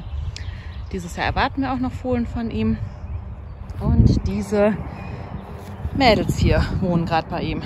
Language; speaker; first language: German; native; German